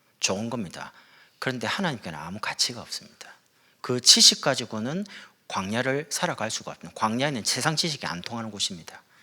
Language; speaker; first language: Korean; native; Korean